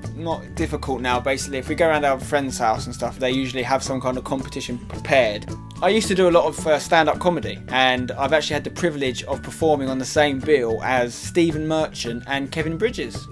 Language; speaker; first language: English; native; English